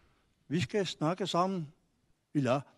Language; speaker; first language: Danish; non-native, local second language; Kalaallisut